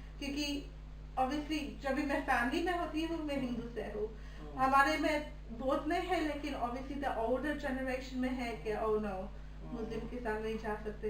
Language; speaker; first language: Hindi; early bilingual, heritage; Hindi